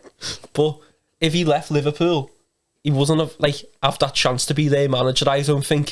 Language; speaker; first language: English; native; English